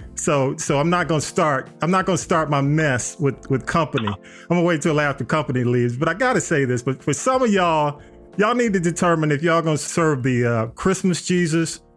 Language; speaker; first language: English; native; English